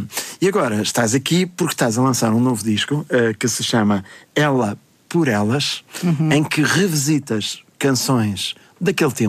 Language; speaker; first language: Portuguese; native; Portuguese